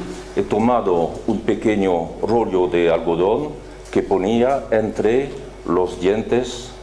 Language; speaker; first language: Spanish; non-native, fluent; French